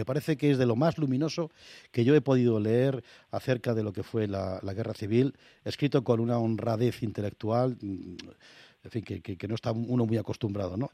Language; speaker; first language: Spanish; native; Spanish